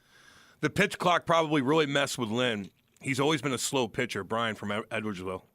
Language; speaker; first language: English; native; English